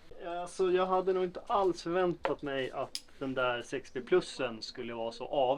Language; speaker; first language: Swedish; native; Swedish